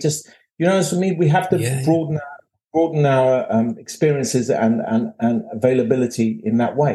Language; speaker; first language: English; native; English